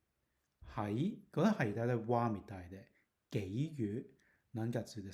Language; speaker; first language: Japanese; non-native, learner; Cantonese